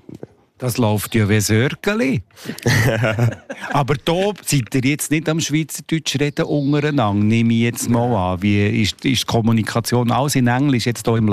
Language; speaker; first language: German; native; German